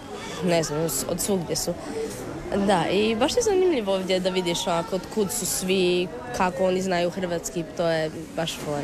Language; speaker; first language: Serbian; early bilingual, heritage; Serbian